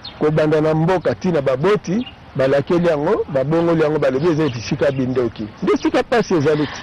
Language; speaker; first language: Lingala; non-native, local second language; Kongo